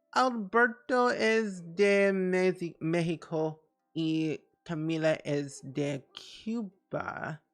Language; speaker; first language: Spanish; non-native, learner; English